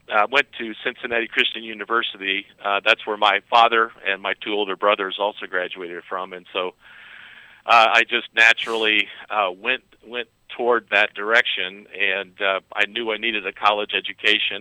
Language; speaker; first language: English; native; English